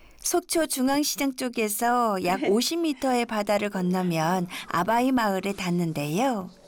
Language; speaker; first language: Korean; native; Korean